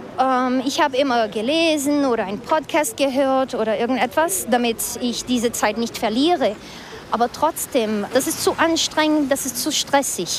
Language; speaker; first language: German; early bilingual, other home language; Portuguese